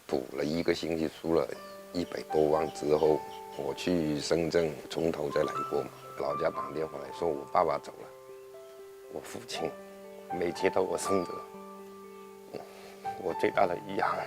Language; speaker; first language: Chinese; non-native, local second language; Wu Chinese